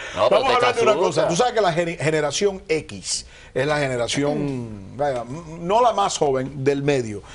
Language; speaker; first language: Spanish; early bilingual, heritage; Spanish